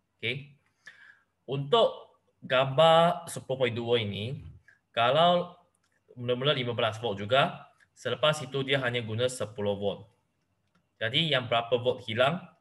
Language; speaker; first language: Malay; non-native, local second language; Chinese